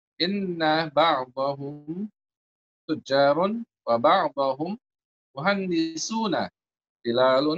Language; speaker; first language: Arabic; non-native, fluent; English